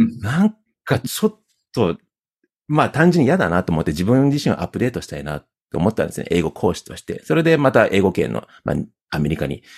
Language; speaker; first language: Japanese; early bilingual, heritage; Japanese